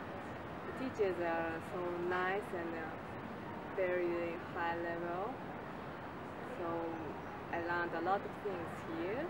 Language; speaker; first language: English; non-native, learner; Japanese